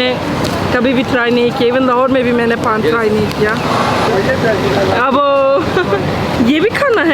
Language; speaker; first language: Hindi; non-native, learner; Turkish